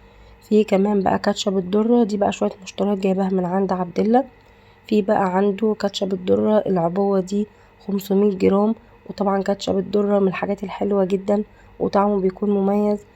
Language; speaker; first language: Arabic; native; Arabic